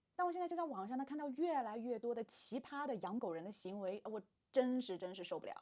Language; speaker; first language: Chinese; native; Chinese